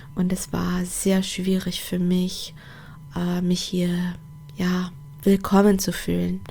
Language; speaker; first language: German; non-native, fluent; Portuguese